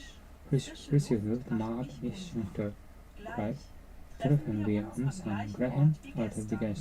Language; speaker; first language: German; non-native, learner; Japanese